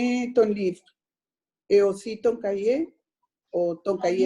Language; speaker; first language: French; non-native, learner; Spanish